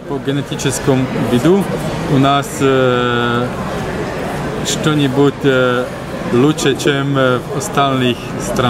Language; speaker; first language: Russian; non-native, learner; Slovak